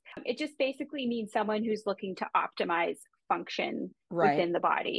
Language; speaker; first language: English; native; English